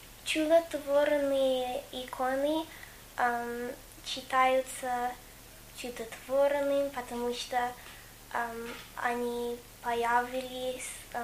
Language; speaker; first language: Russian; non-native, fluent; English